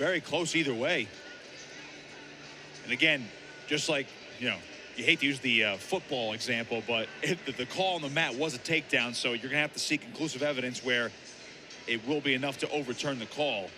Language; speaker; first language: English; native; English